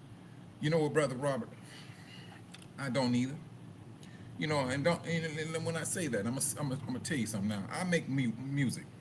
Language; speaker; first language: English; native; English